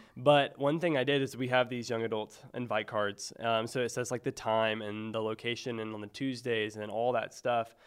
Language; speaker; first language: English; native; English